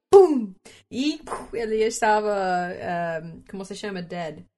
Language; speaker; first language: Portuguese; non-native, learner; English